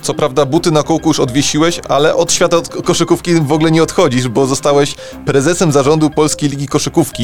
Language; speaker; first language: Polish; native; Polish